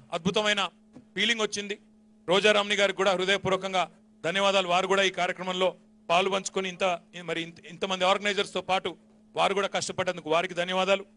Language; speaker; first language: Telugu; native; Telugu